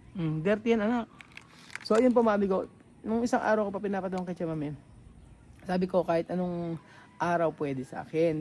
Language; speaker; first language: Filipino; native; Filipino